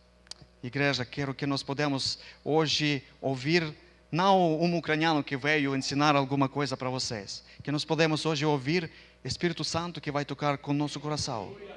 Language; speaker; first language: Portuguese; non-native, fluent; Ukrainian